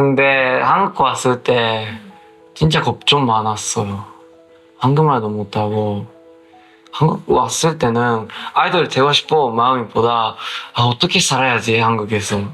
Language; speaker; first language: Korean; non-native, learner; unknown